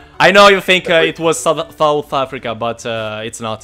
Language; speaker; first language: English; non-native, fluent; Italian